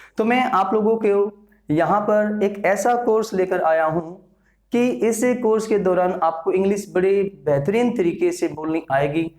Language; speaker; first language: Hindi; native; Hindi